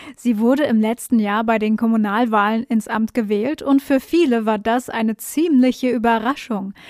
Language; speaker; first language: German; native; German